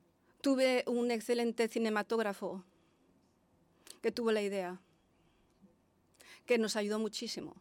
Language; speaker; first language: Spanish; non-native, fluent; Lithuanian